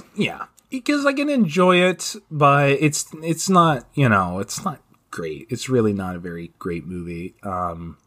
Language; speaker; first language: English; native; English